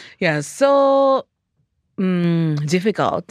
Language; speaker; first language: English; non-native, learner; Japanese